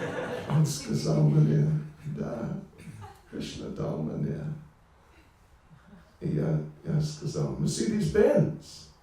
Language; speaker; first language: Russian; non-native, learner; English